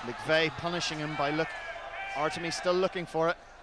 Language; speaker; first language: English; native; English